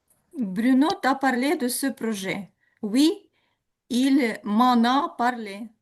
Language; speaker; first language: French; non-native, learner; Ukrainian